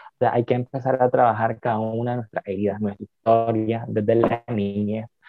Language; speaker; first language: Spanish; native; Spanish